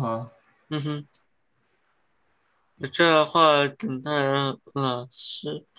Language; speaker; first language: Chinese; early bilingual, heritage; English